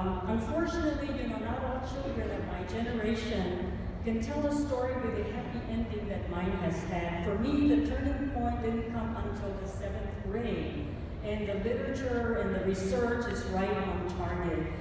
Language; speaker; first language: English; early bilingual, other home language; Spanish